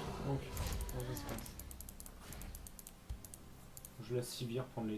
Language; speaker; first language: French; native; French